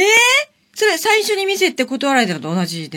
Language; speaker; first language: Japanese; native; Japanese